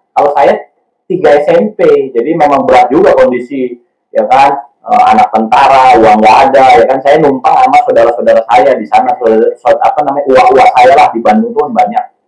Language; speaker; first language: Indonesian; native; Indonesian